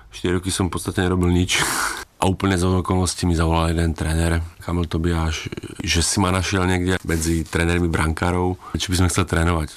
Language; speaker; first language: Slovak; native; Slovak